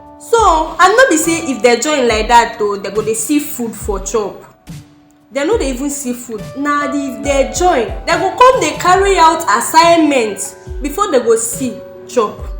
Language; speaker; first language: Nigerian Pidgin; non-native, local second language; Igbo